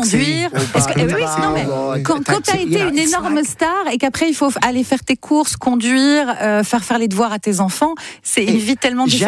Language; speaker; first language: French; native; French